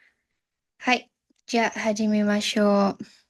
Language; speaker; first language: Japanese; non-native, learner; Indonesian